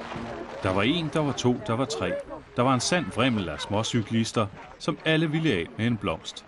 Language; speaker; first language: Danish; native; Danish